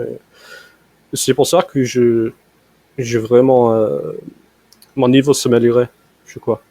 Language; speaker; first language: French; non-native, fluent; English